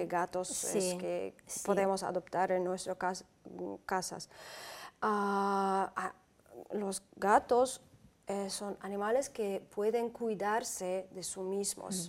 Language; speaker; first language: Spanish; non-native, fluent; Uzbek